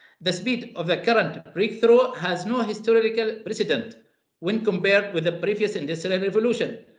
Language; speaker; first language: English; non-native, fluent; Arabic